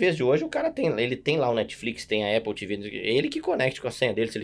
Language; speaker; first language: Portuguese; native; Portuguese